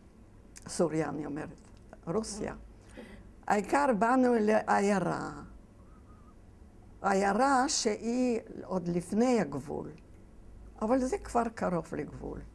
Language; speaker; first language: Hebrew; non-native, fluent; Yiddish